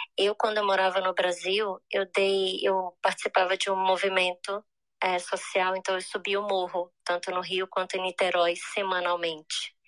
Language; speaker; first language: Portuguese; native; Portuguese